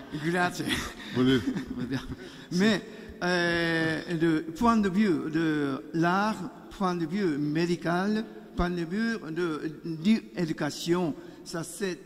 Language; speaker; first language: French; non-native, learner; Japanese